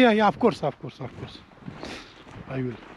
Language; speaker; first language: English; non-native, learner; Hindi